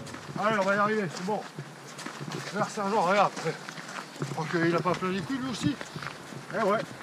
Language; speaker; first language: French; native; French